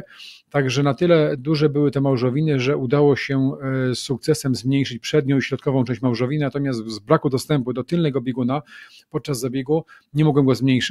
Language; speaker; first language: Polish; native; Polish